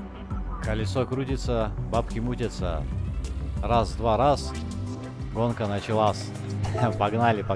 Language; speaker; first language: Russian; native; Russian